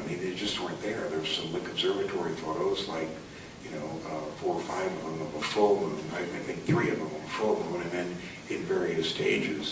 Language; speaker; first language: English; native; English